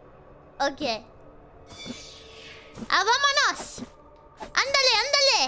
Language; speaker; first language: Spanish; non-native, learner; Portuguese